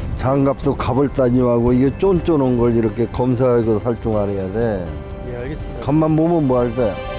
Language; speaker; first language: Korean; native; Korean